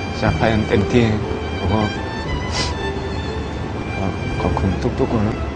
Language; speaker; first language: Thai; non-native, learner; Korean